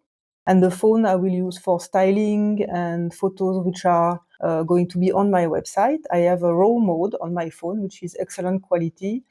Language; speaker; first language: English; non-native, fluent; French